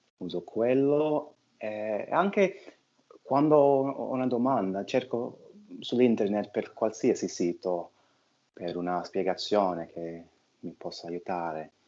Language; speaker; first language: Italian; non-native, fluent; English